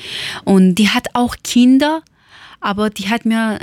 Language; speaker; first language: German; non-native, learner; Persian